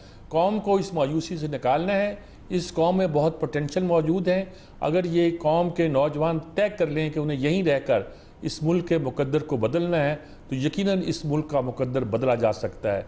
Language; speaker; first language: Urdu; native; Urdu